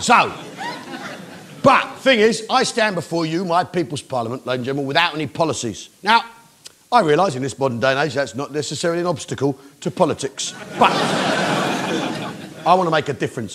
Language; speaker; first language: English; native; English